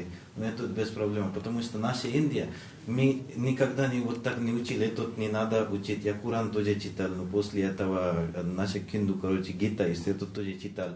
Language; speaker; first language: Russian; non-native, learner; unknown